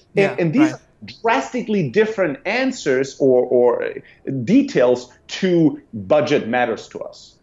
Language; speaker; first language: English; non-native, fluent; German